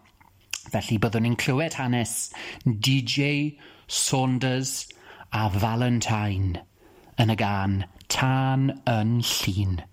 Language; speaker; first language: Welsh; native; Welsh